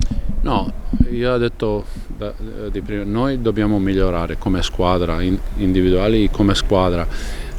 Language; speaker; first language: Italian; non-native, fluent; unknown